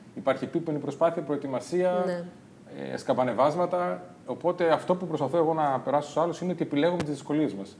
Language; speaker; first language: Greek; native; Greek